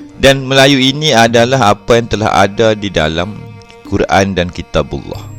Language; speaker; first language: Malay; native; Malay